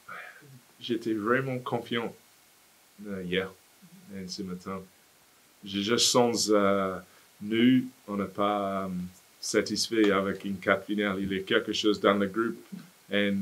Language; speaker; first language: French; non-native, fluent; English